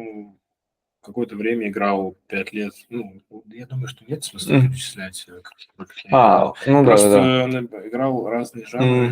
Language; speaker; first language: Russian; native; Russian